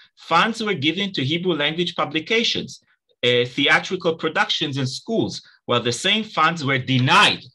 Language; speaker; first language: English; non-native, fluent; Hebrew